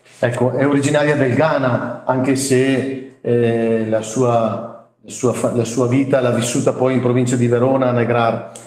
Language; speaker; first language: Italian; native; Italian